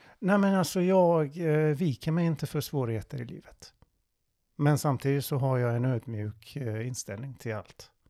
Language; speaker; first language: Swedish; non-native, fluent; Persian